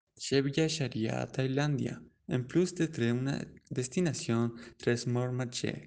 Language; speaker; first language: French; non-native, learner; Spanish